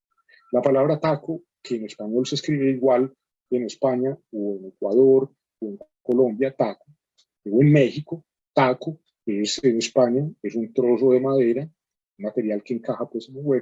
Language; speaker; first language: Spanish; native; Spanish